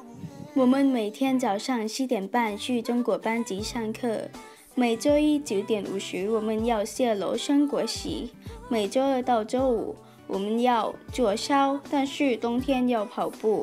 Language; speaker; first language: Chinese; non-native, learner; Thai